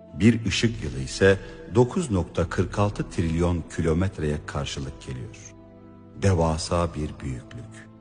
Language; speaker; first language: Turkish; native; Turkish